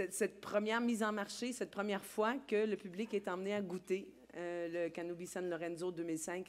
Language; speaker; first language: French; native; French